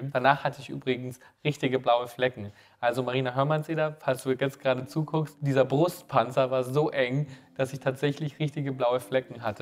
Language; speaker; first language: German; native; German